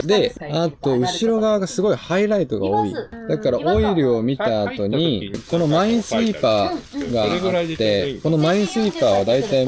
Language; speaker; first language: Japanese; native; Japanese